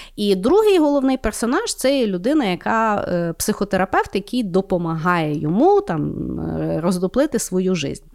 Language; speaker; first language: Ukrainian; native; Ukrainian